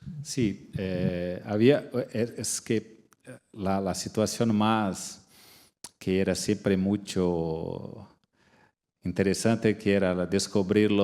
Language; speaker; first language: Spanish; non-native, fluent; Portuguese